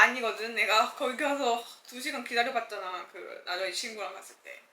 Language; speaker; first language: Korean; non-native, fluent; Chinese